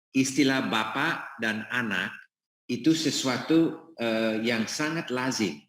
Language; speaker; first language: Indonesian; non-native, fluent; English